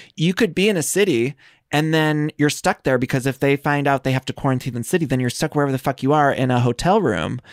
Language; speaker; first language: English; native; English